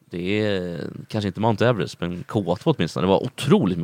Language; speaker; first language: Swedish; native; Swedish